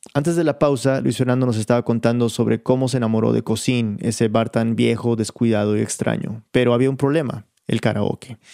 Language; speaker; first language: Spanish; early bilingual, heritage; Spanish